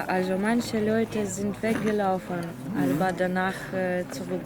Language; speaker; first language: German; non-native, learner; Ukrainian